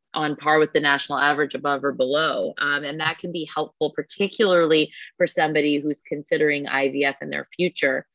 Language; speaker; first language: English; native; English